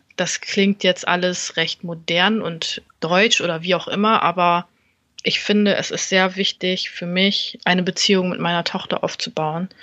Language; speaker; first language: German; early bilingual, other home language; Vietnamese